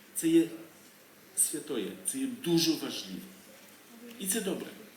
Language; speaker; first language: Polish; non-native, learner; Ukrainian